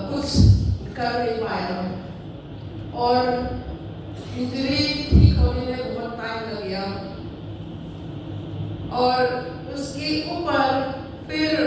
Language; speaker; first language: Hindi; non-native, local second language; Manipuri